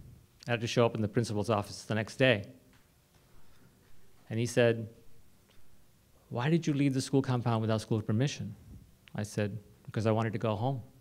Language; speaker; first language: English; non-native, local second language; Hindi